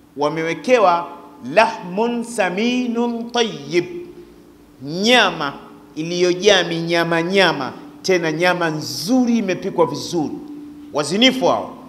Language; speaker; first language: Swahili; native; Swahili